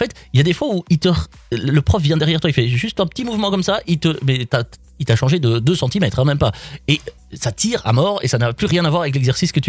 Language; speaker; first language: French; native; French